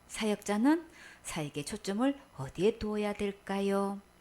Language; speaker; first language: Korean; native; Korean